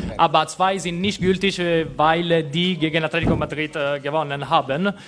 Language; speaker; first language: German; non-native, fluent; Italian